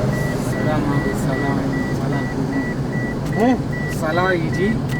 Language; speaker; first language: Arabic; non-native, learner; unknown